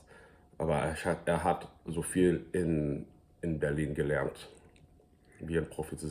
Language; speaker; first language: German; early bilingual, heritage; English